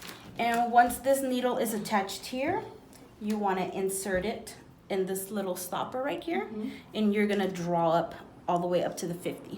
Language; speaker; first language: English; native; English